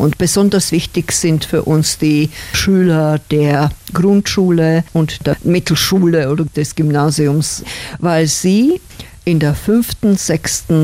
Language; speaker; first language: German; non-native, fluent; Slovak